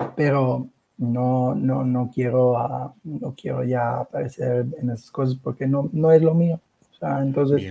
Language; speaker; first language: Spanish; non-native, fluent; Italian